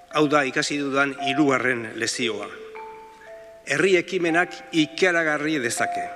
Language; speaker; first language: Basque; native; Basque